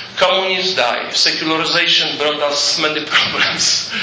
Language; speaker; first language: English; non-native, fluent; Polish